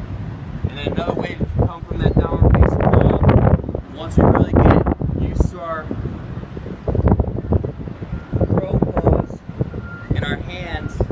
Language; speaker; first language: English; native; English